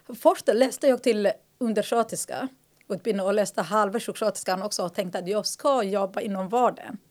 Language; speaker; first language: Swedish; non-native, fluent; Somali